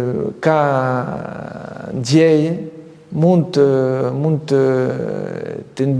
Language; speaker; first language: Albanian; non-native, fluent; Greek